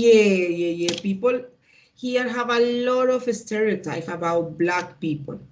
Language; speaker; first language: English; non-native, learner; Spanish